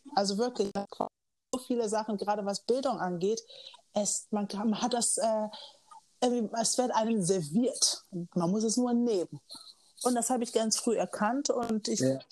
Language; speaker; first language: German; early bilingual, other home language; Akan